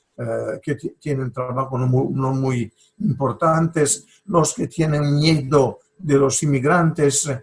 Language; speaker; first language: Spanish; non-native, fluent; Italian